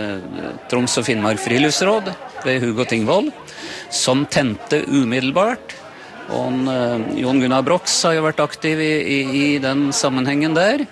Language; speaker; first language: Norwegian; native; Norwegian